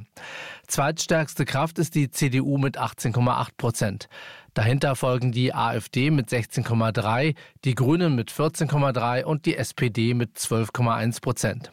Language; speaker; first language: German; native; German